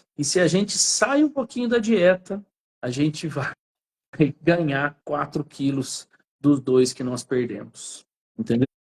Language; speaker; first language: Portuguese; native; Portuguese